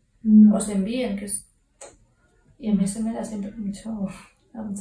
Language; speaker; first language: Spanish; native; Spanish